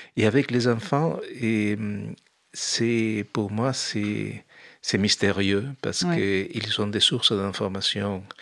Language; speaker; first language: French; non-native, fluent; Spanish